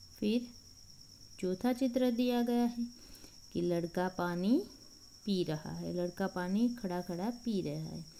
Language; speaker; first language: Hindi; non-native, local second language; Gujarati